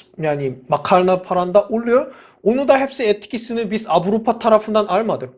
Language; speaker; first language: Turkish; non-native, fluent; Korean